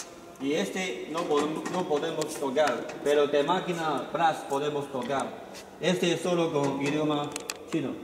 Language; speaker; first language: Spanish; non-native, learner; Chinese